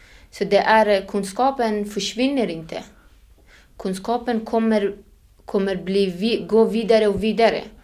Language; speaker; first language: Swedish; non-native, fluent; Persian